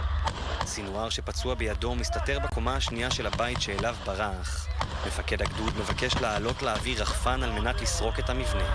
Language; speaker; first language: Hebrew; native; Hebrew